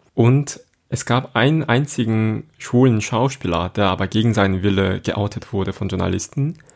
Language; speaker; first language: German; non-native, fluent; Korean